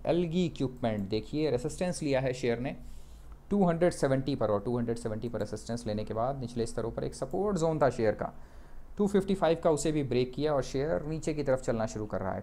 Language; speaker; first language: Hindi; native; Hindi